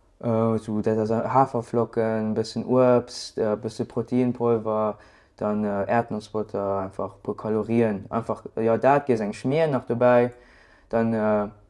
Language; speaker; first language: Luxembourgish; native; Luxembourgish